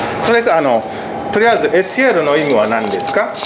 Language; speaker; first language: Japanese; non-native, learner; Swahili